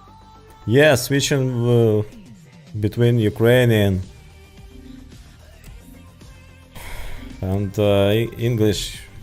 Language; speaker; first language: English; non-native, learner; Ukrainian